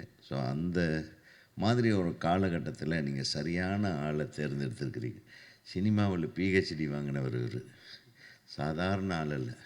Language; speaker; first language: Tamil; native; Tamil